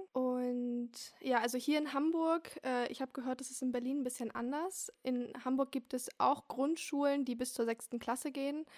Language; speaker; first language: German; early bilingual, other home language; Turkish